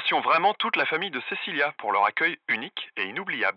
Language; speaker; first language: French; native; French